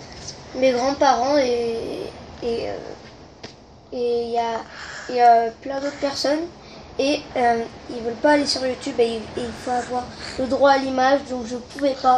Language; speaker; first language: French; native; French